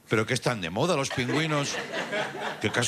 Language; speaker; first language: Spanish; native; Spanish